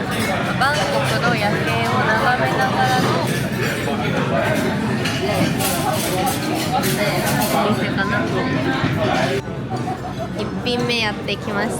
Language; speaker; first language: Japanese; native; Japanese